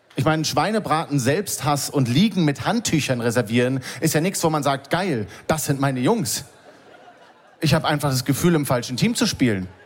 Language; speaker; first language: German; native; German